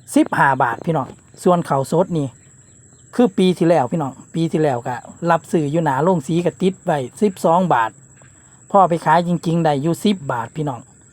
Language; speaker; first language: Thai; native; Thai